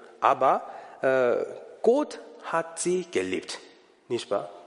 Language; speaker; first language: German; non-native, learner; Korean